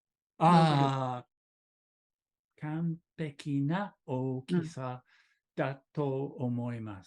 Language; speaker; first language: Japanese; non-native, learner; English